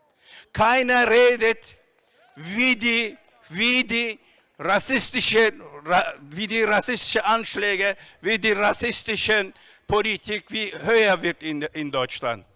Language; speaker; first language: German; non-native, fluent; Turkish